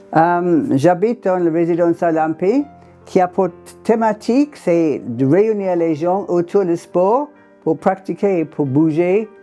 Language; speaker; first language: French; non-native, fluent; English